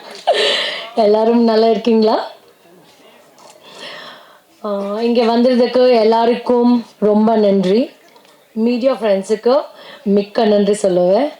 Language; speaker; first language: Tamil; non-native, learner; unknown